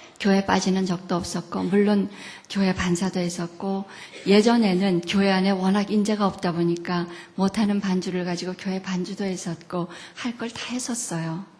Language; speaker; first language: Korean; native; Korean